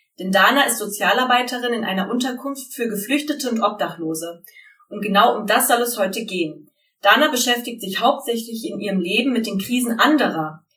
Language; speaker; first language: German; native; German